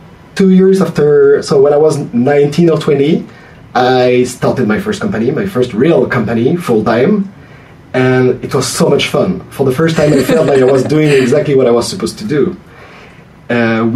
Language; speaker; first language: English; non-native, fluent; French